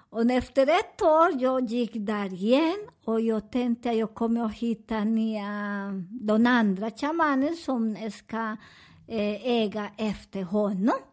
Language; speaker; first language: Swedish; non-native, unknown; Spanish